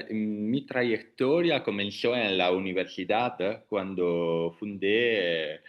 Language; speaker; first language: Spanish; non-native, learner; Italian